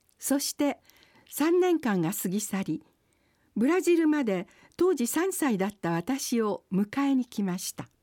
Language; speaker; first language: Japanese; early bilingual, other home language; Portuguese